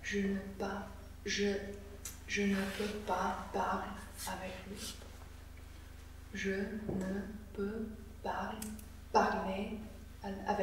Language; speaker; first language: French; non-native, learner; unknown